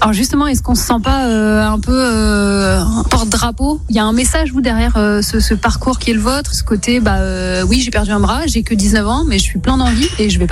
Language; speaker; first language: French; native; French